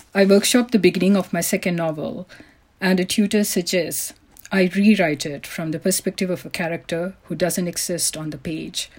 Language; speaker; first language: English; non-native, local second language; Malayalam